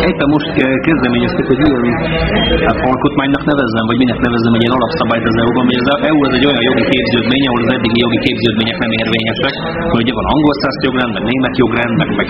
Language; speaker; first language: Hungarian; native; Hungarian